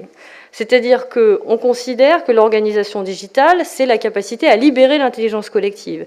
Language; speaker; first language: French; native; French